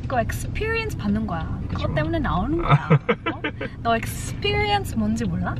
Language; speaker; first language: Korean; non-native, fluent; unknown